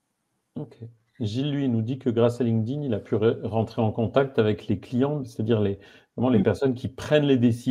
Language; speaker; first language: French; native; French